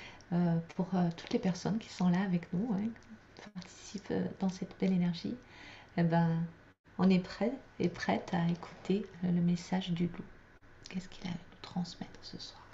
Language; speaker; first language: French; native; French